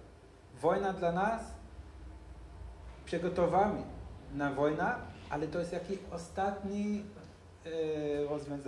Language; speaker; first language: Polish; non-native, learner; Hebrew